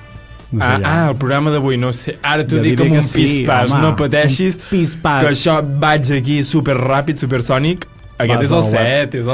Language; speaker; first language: Catalan; native; Catalan